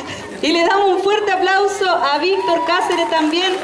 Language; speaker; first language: Spanish; native; Spanish